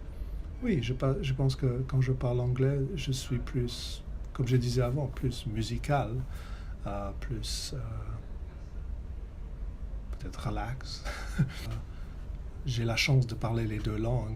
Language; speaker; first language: French; non-native, fluent; Italian